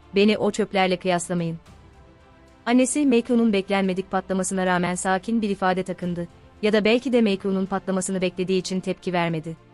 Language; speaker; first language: Turkish; native; Turkish